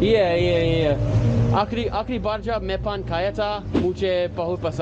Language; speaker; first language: Hindi; non-native, learner; English